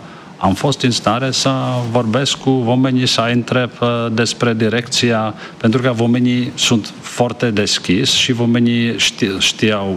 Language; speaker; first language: Romanian; non-native, fluent; Czech